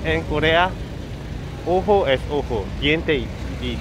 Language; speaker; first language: Spanish; non-native, learner; Korean